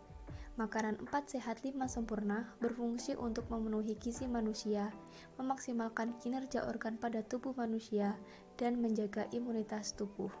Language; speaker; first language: Indonesian; native; Indonesian